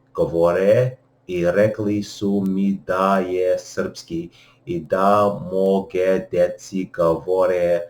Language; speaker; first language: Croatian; non-native, learner; English